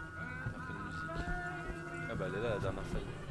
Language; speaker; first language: French; native; French